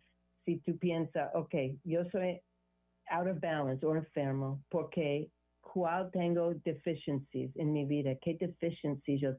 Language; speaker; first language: Spanish; non-native, learner; English